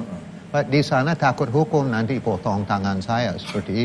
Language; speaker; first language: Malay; non-native, fluent; English